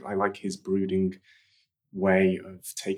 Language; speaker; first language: English; native; English